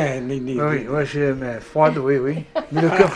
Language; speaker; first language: French; native; French